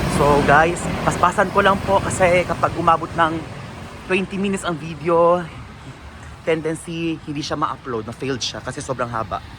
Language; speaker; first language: Filipino; non-native, local second language; Chavacano